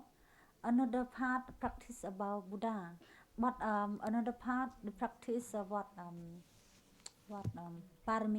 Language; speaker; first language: English; non-native, learner; Khmer